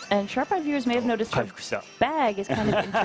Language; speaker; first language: English; native; English